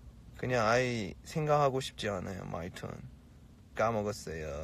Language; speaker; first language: Korean; non-native, fluent; Chinese